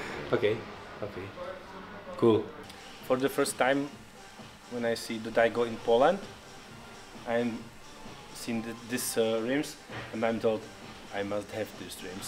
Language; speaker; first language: English; non-native, learner; Polish